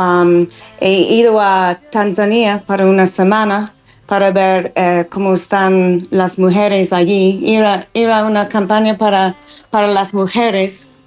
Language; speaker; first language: Spanish; non-native, fluent; English